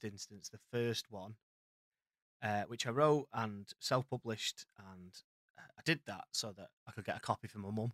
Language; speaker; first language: English; native; English